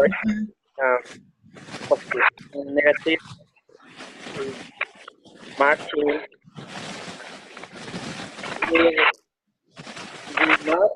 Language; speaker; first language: English; non-native, learner; Spanish